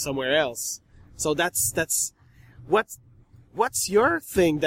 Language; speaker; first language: English; non-native, fluent; French